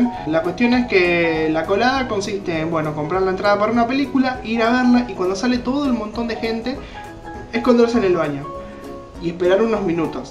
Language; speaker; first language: Spanish; native; Spanish